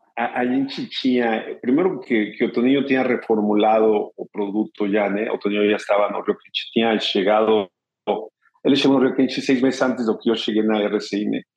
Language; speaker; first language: Portuguese; non-native, fluent; Spanish